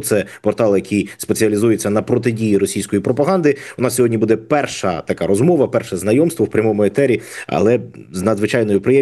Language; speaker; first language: Ukrainian; native; Ukrainian